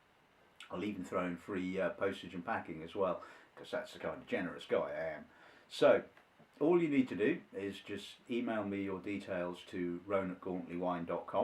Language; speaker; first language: English; native; English